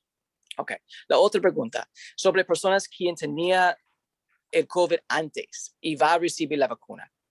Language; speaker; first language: Spanish; non-native, learner; English